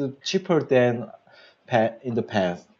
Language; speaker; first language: English; non-native, learner; Korean